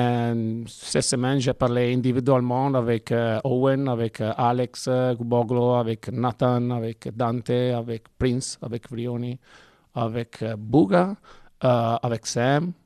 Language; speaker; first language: French; non-native, learner; Italian